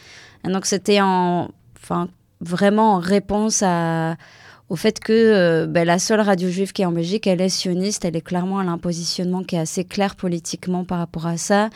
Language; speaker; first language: French; native; French